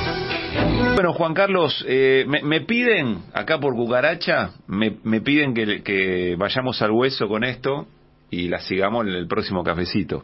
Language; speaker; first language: Spanish; native; Spanish